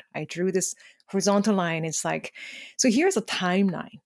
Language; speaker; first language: English; non-native, fluent; Korean